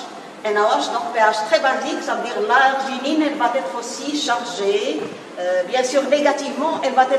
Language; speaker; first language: French; non-native, local second language; Arabic